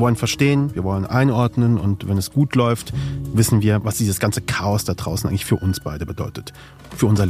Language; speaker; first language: German; early bilingual, other home language; Persian